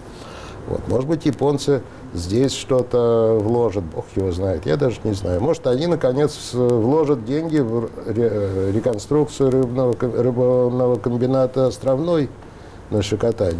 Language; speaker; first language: Russian; native; Russian